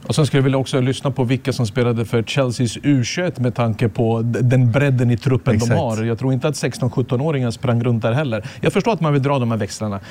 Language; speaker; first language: Swedish; early bilingual, other home language; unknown